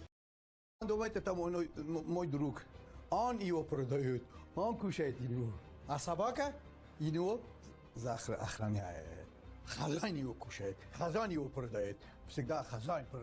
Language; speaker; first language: Russian; non-native, fluent; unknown